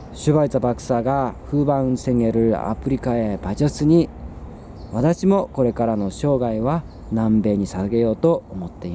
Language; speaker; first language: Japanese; non-native, fluent; Korean